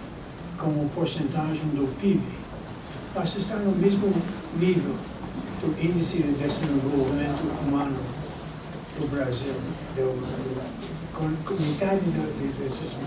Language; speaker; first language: Portuguese; non-native, fluent; Spanish